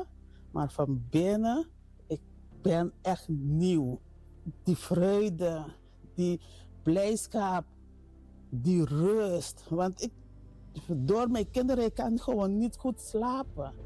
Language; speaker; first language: Dutch; non-native, learner; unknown